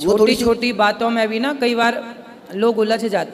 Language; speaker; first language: Hindi; native; Hindi